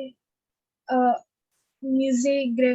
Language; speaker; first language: French; non-native, learner; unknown